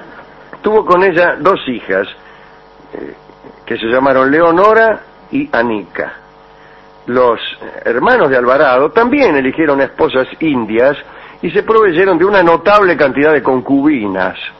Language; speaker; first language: Spanish; native; Spanish